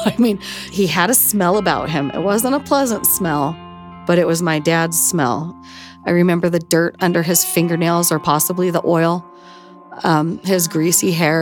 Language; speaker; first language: English; native; English